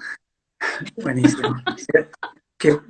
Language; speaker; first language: Spanish; native; Spanish